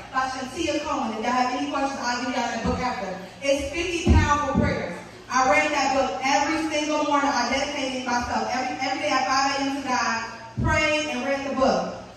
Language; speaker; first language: English; native; English